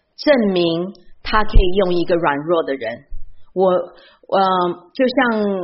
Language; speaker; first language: Chinese; early bilingual, heritage; Chinese